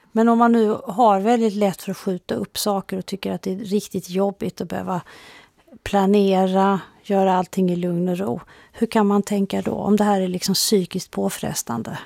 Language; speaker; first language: Swedish; native; Swedish